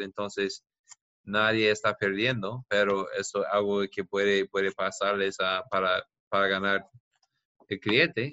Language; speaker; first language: Spanish; non-native, fluent; English